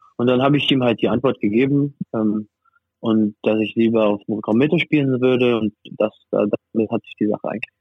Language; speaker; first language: German; non-native, fluent; French